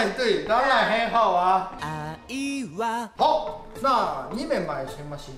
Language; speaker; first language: Chinese; non-native, fluent; Japanese